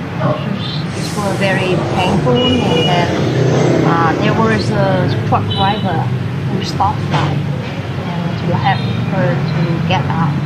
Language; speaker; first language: English; non-native, fluent; Vietnamese